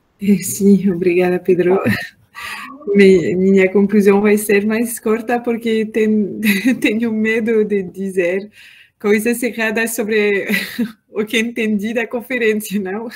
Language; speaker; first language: Portuguese; non-native, learner; French